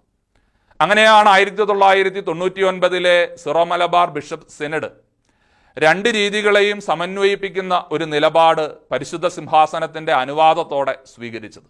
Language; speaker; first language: Malayalam; native; Malayalam